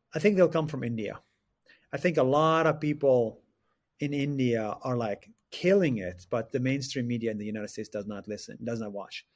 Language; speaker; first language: English; non-native, fluent; Arabic